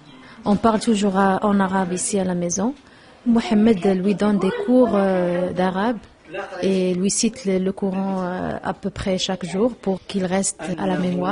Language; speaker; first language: French; non-native, local second language; Arabic